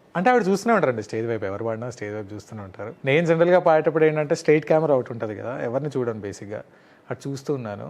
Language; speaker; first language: Telugu; native; Telugu